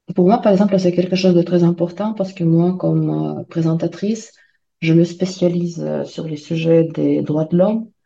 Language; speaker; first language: French; non-native, fluent; Ukrainian